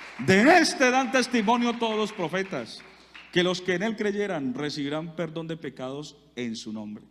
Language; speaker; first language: Spanish; native; Spanish